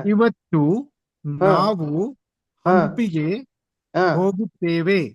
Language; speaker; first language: Kannada; non-native, learner; English